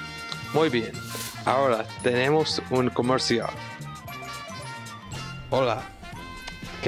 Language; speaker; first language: Spanish; non-native, learner; English